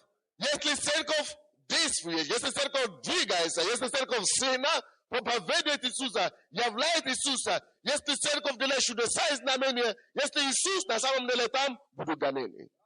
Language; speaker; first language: Russian; non-native, fluent; Yoruba